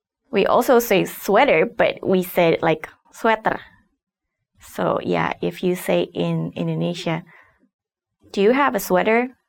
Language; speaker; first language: English; non-native, fluent; Indonesian